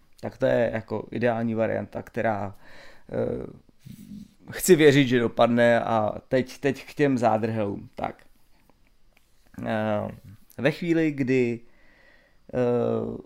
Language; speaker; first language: Czech; native; Czech